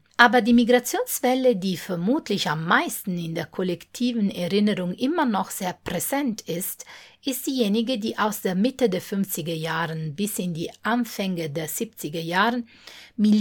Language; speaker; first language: German; non-native, fluent; Italian